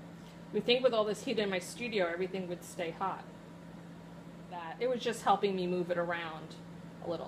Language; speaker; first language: English; native; English